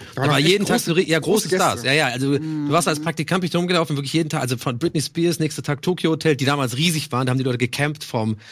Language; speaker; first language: German; non-native, fluent; English